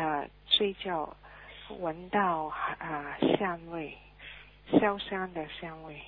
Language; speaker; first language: Chinese; early bilingual, heritage; Chinese